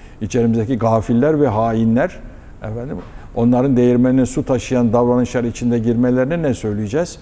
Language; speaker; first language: Turkish; native; Turkish